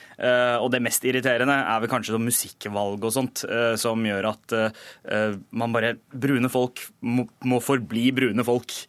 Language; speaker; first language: Norwegian; early bilingual, other home language; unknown